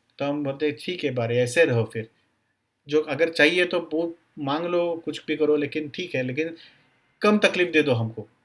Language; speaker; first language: Hindi; non-native, local second language; Marathi